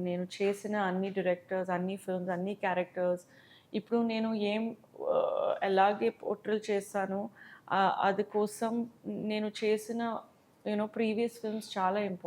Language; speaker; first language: Telugu; non-native, local second language; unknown